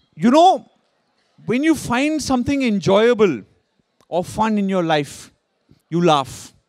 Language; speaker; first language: English; non-native, local second language; Hindi